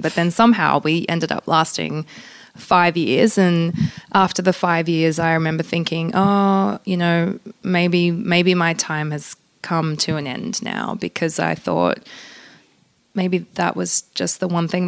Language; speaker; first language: English; non-native, local second language; Polish